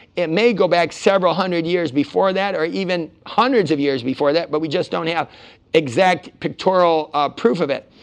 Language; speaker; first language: English; native; English